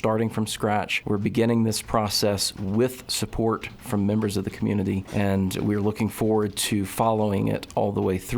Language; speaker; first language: English; native; English